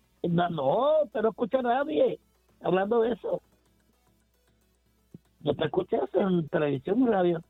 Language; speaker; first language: Spanish; native; Spanish